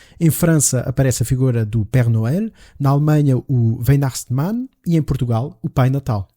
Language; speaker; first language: Portuguese; native; Portuguese